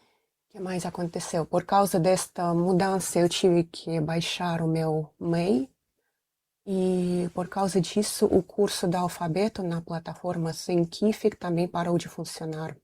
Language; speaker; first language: Portuguese; non-native, fluent; Russian